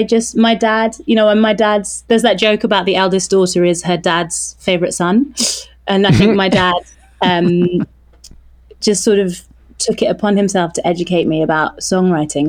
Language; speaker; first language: English; non-native, local second language; French